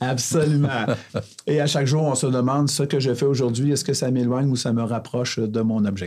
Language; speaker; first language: French; native; French